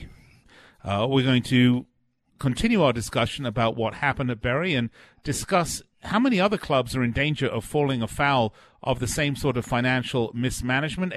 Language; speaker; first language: English; native; English